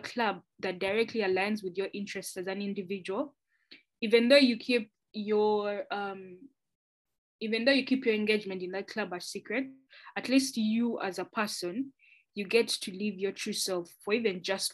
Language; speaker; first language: English; non-native, local second language; Ganda